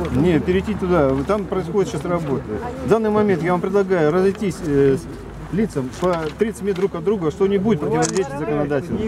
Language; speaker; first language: Russian; native; Russian